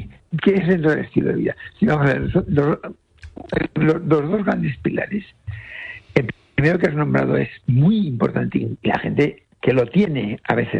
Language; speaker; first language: Spanish; native; Spanish